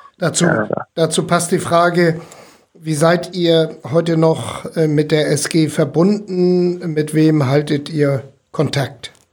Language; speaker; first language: German; native; German